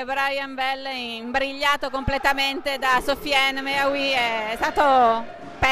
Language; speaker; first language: Italian; native; Italian